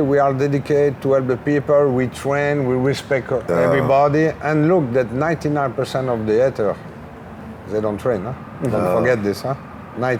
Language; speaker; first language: English; non-native, learner; French